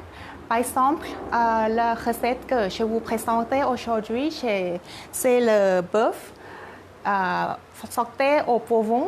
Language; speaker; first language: French; non-native, learner; Thai